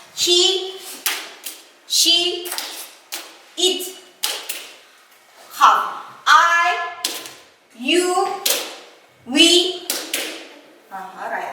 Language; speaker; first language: English; non-native, learner; Kazakh